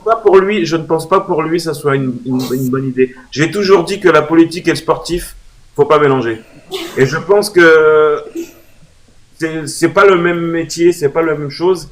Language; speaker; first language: French; native; French